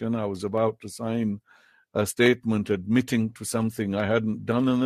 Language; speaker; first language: English; non-native, local second language; Pahari-Potwari